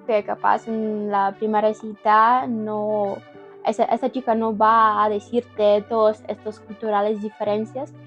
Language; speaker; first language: Spanish; non-native, learner; Ukrainian